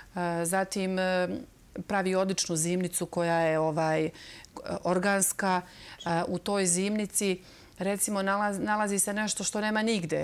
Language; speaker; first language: Serbian; native; Serbian